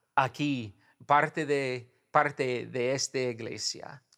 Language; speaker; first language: Spanish; non-native, fluent; English